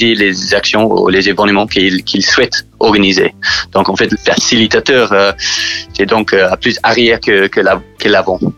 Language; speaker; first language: French; non-native, learner; English